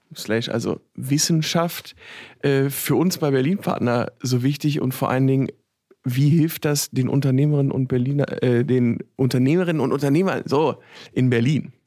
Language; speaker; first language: German; native; German